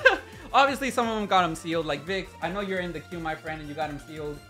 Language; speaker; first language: English; non-native, fluent; Spanish